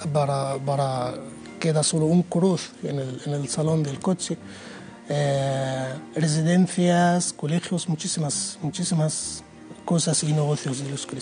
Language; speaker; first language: Spanish; non-native, learner; Arabic